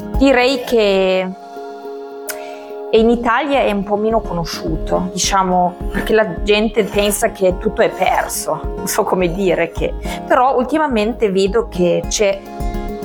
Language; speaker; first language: Italian; non-native, fluent; German